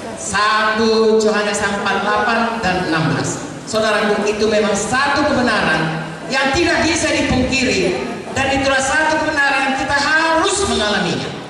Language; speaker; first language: Indonesian; native; Indonesian